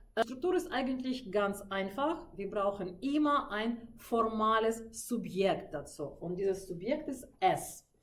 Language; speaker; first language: German; non-native, fluent; Russian